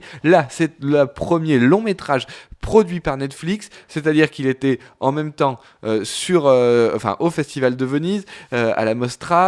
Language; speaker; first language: French; native; French